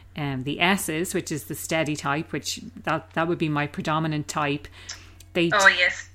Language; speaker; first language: English; native; English